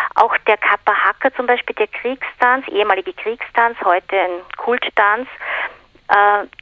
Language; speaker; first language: German; native; German